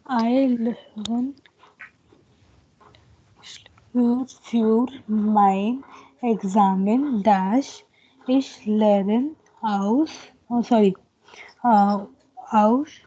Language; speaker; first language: German; non-native, learner; Hindi